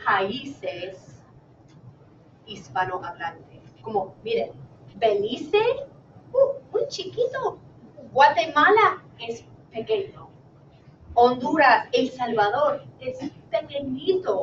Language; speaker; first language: Spanish; non-native, fluent; English